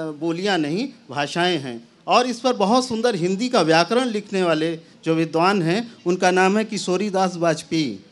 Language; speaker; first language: Hindi; native; Hindi